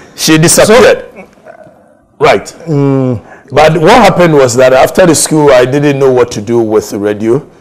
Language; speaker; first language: English; non-native, local second language; Akan